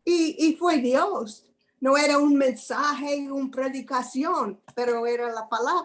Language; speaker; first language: Spanish; non-native, fluent; English